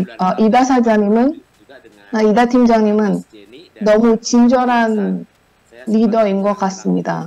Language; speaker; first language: Korean; non-native, learner; Indonesian